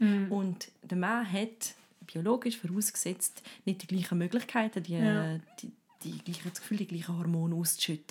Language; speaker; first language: German; native; German